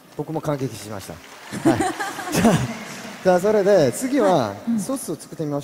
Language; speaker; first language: Japanese; non-native, fluent; Korean